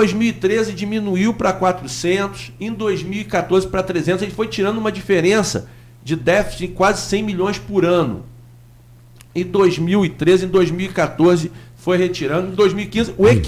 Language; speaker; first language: Portuguese; native; Portuguese